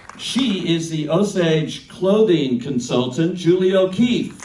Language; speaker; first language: English; native; English